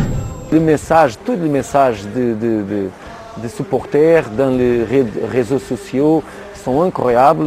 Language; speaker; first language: French; non-native, learner; Portuguese